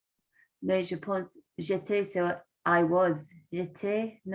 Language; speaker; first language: French; non-native, learner; English